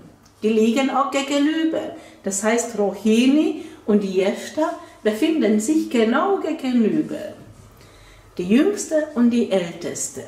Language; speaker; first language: German; non-native, fluent; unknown